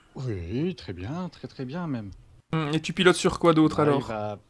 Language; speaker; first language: French; native; French